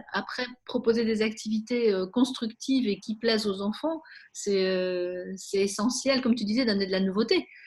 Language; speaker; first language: French; native; French